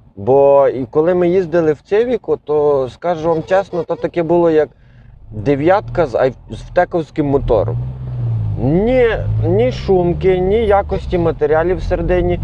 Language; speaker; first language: Ukrainian; native; Ukrainian